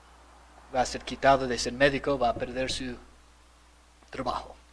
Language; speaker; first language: Spanish; non-native, fluent; English